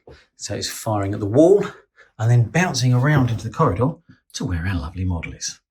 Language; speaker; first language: English; native; English